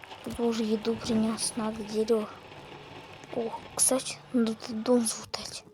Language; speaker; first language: Russian; native; Russian